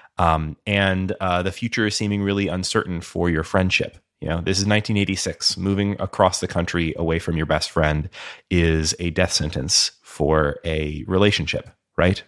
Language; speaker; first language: English; native; English